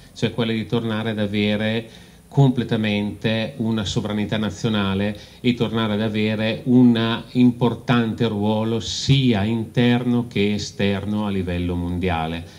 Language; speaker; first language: Italian; native; Italian